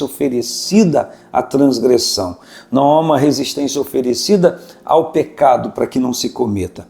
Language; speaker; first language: Portuguese; native; Portuguese